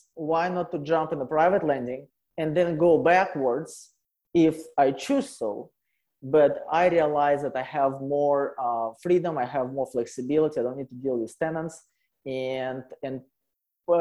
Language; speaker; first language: English; non-native, fluent; Russian